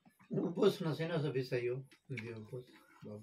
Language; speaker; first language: Filipino; non-native, learner; Urdu